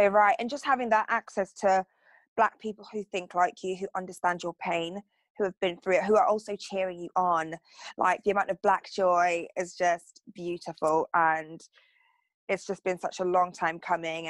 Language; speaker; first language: English; native; English